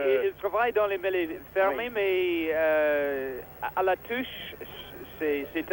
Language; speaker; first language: French; non-native, learner; English